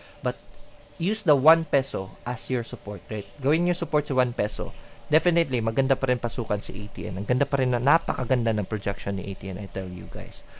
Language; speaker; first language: Filipino; non-native, local second language; Cebuano